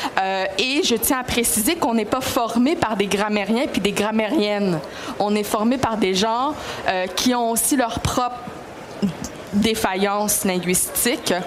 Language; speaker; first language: French; early bilingual, other home language; Greek